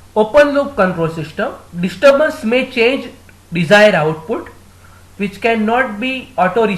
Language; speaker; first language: English; non-native, local second language; Gujarati